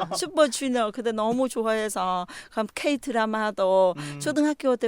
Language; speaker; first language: Korean; non-native, learner; Vietnamese